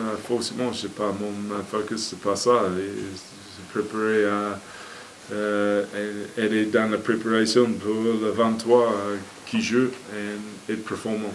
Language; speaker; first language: French; non-native, fluent; English